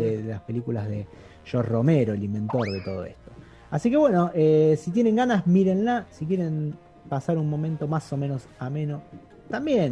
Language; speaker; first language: Spanish; native; Spanish